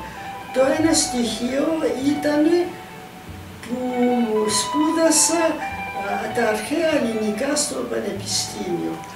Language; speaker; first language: Greek; early bilingual, heritage; Greek